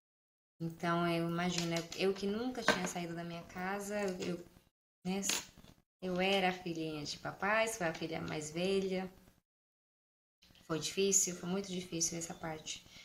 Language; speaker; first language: Portuguese; non-native, fluent; Spanish